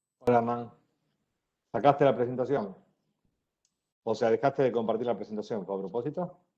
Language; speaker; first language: Spanish; native; Spanish